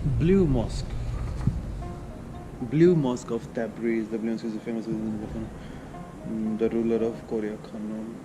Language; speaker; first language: English; non-native, local second language; Hindi